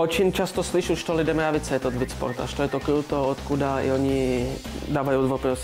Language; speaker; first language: Russian; non-native, learner; Czech